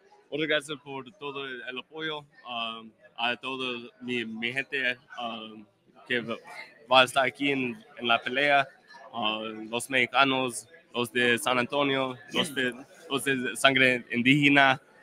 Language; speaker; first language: Spanish; early bilingual, heritage; Spanish